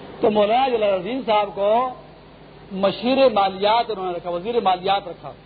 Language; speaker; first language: Urdu; native; Urdu